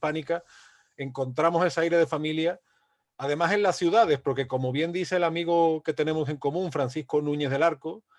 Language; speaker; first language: Spanish; native; Spanish